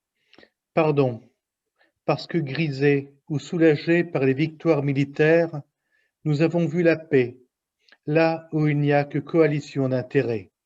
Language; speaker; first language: French; native; French